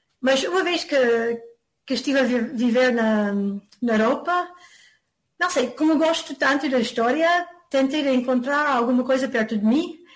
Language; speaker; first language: Portuguese; non-native, fluent; English